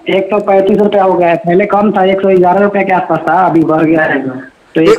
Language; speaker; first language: Hindi; native; Hindi